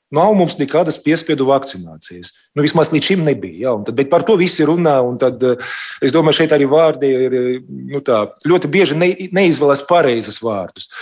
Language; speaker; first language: Latvian; non-native, local second language; Russian